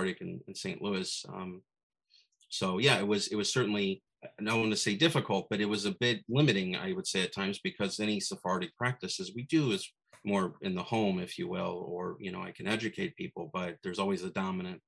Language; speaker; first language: English; native; English